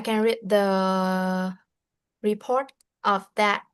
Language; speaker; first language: English; non-native, learner; Vietnamese